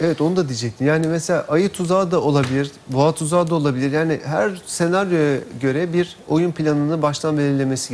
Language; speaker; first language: Turkish; native; Turkish